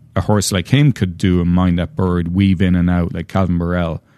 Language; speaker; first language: English; native; English